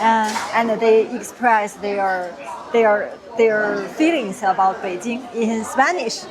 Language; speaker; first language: English; non-native, fluent; Chinese